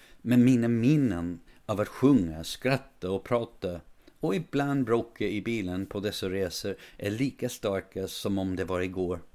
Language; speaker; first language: Swedish; non-native, fluent; English